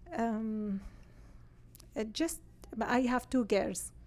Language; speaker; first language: English; non-native, fluent; Arabic